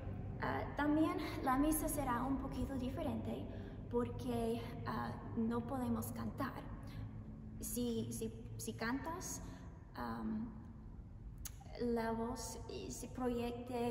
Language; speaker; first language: Spanish; non-native, learner; English